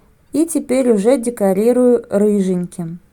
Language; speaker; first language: Russian; native; Russian